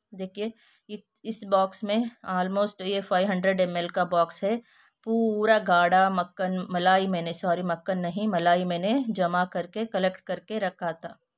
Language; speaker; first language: Hindi; non-native, local second language; Kannada